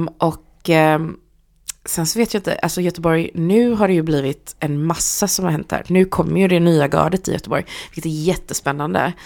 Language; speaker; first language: Swedish; early bilingual, other home language; Chinese